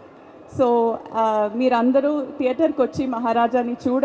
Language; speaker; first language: Telugu; non-native, local second language; Tamil